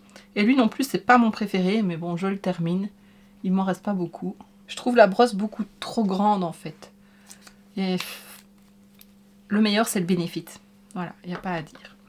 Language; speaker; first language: French; native; French